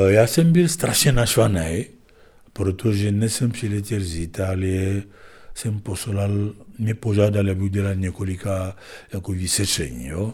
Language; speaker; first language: Czech; non-native, fluent; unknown